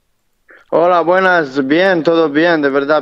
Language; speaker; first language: Spanish; non-native, learner; Romanian